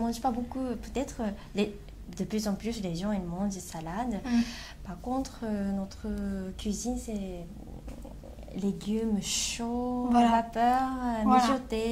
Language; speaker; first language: French; non-native, learner; Japanese